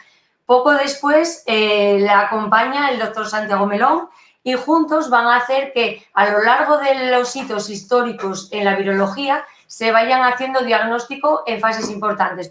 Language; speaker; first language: Spanish; native; Spanish